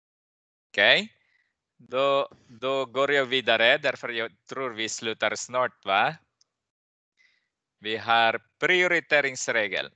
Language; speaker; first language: Swedish; non-native, fluent; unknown